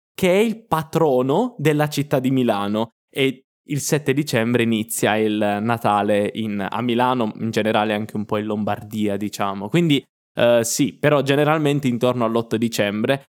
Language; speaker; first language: Italian; native; Italian